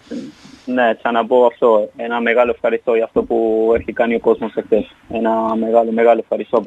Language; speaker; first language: Greek; non-native, fluent; Spanish